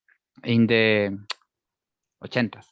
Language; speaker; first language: English; non-native, learner; Spanish